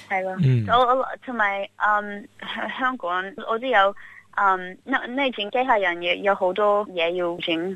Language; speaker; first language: Cantonese; early bilingual, heritage; Cantonese